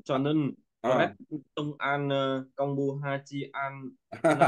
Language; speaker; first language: Korean; non-native, learner; Vietnamese